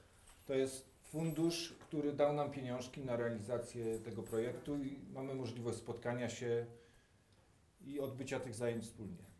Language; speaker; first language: Polish; native; Polish